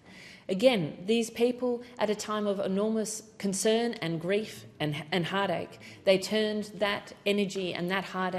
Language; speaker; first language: English; native; English